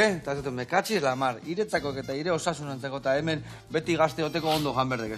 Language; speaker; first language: Basque; native; Basque